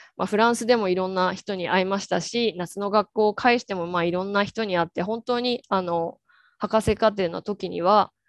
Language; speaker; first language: Japanese; native; Japanese